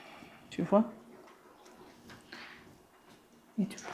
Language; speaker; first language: French; non-native, local second language; Arabic